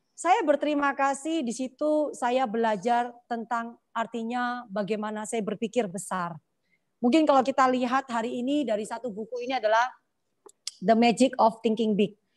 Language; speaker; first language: Indonesian; native; Indonesian